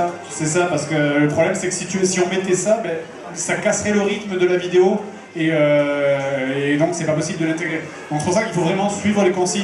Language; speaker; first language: French; native; French